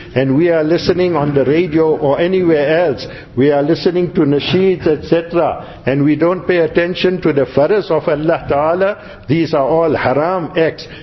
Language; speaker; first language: English; native; English